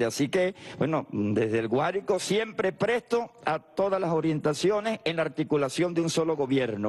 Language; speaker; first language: Spanish; native; Spanish